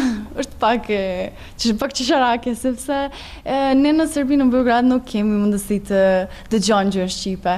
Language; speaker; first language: Albanian; non-native, learner; Serbian